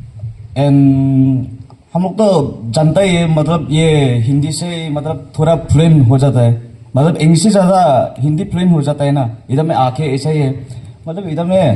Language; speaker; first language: Hindi; non-native, local second language; Garo